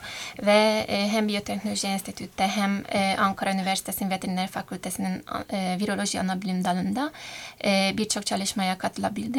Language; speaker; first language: Turkish; non-native, fluent; Hungarian